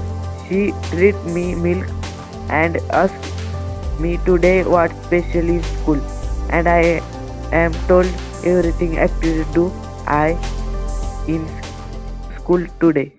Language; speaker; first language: English; non-native, learner; Marathi